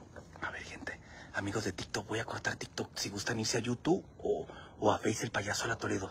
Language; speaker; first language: Spanish; native; Spanish